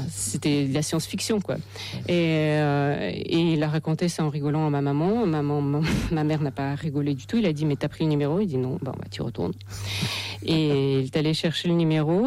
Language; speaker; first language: French; non-native, fluent; Russian